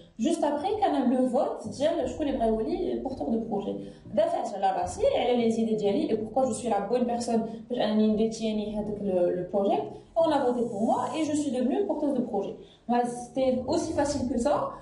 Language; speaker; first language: French; non-native, local second language; Arabic